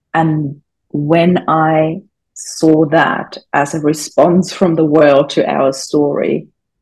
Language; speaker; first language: English; non-native, fluent; German